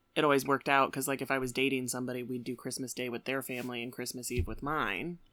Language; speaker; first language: English; native; English